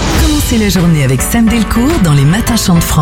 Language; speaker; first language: French; native; French